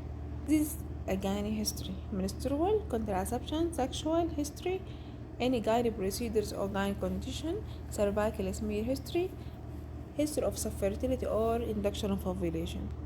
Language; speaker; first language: English; non-native, local second language; Arabic